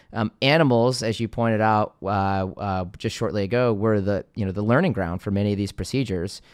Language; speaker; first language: English; native; English